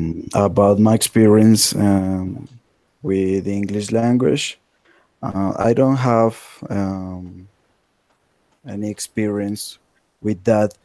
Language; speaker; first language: English; non-native, learner; Spanish